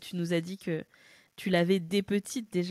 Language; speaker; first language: French; native; French